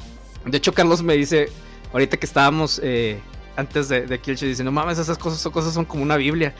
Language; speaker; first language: Spanish; native; Spanish